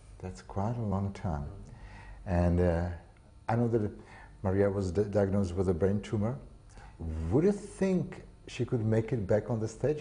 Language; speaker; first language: English; non-native, fluent; Czech